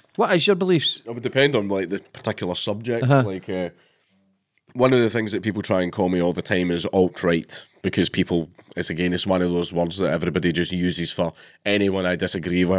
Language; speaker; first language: English; native; English